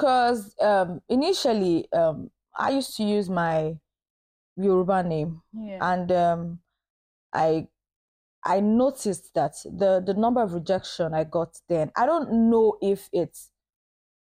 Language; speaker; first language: English; non-native, local second language; Yoruba